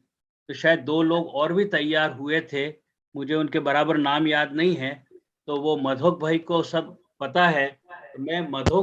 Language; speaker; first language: Hindi; native; Hindi